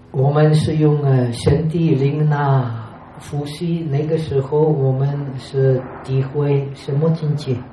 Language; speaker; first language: Chinese; non-native, fluent; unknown